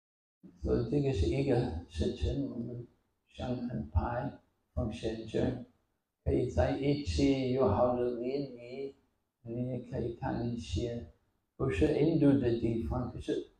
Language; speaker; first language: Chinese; non-native, fluent; English